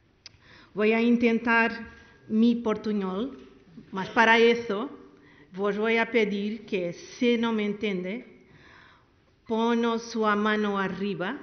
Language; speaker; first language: Spanish; non-native, learner; Portuguese